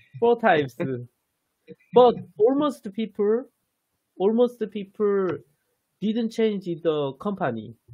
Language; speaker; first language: English; non-native, learner; Korean